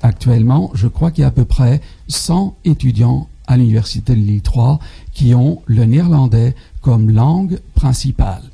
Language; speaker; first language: French; non-native, fluent; Dutch